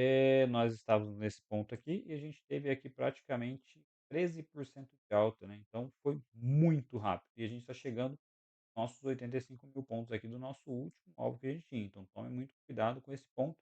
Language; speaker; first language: Portuguese; native; Portuguese